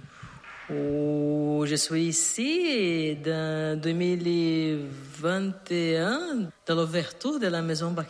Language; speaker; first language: French; non-native, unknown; Portuguese